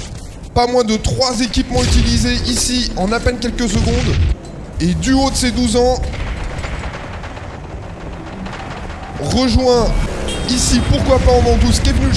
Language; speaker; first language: French; native; French